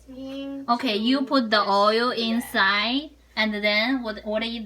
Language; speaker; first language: English; non-native, learner; Chinese